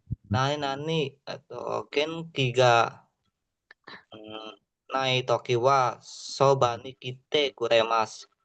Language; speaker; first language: Japanese; non-native, learner; Indonesian